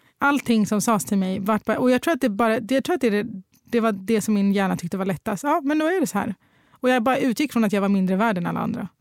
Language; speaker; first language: Swedish; early bilingual, other home language; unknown